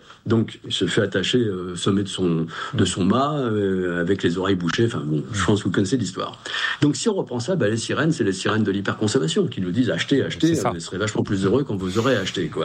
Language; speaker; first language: French; native; French